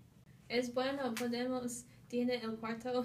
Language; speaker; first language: Spanish; non-native, learner; English